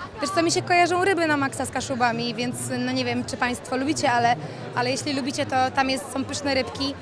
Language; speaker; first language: Polish; native; Polish